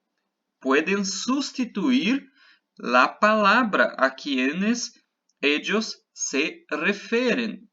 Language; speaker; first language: Spanish; non-native, fluent; Portuguese